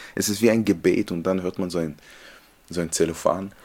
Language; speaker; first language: German; non-native, fluent; Hebrew